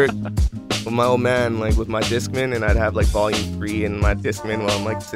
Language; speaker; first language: English; native; English